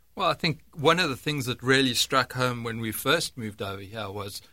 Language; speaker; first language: English; native; English